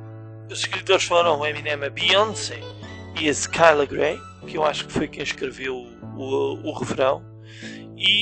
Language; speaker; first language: Portuguese; native; Portuguese